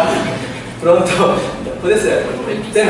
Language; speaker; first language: Portuguese; non-native, learner; Korean